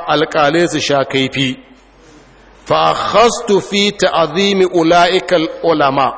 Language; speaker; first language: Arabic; non-native, fluent; Hausa